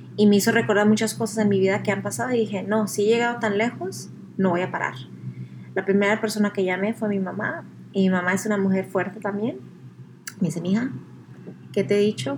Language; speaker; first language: Spanish; early bilingual, heritage; Spanish